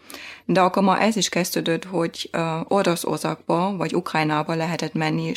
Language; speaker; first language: Hungarian; non-native, fluent; German